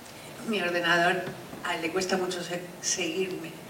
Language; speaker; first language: Spanish; native; Spanish